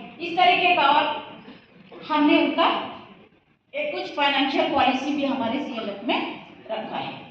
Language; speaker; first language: Hindi; non-native, local second language; Telugu